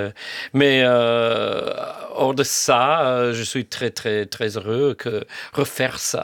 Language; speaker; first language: French; non-native, fluent; English